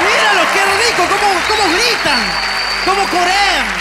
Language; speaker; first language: Spanish; native; Spanish